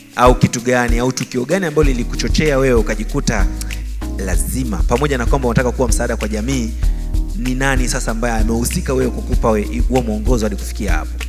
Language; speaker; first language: Swahili; native; Swahili